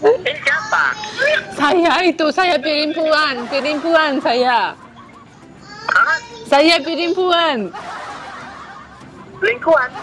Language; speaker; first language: Indonesian; non-native, learner; Russian